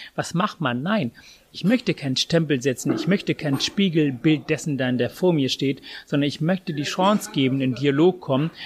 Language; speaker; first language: German; non-native, fluent; Tamil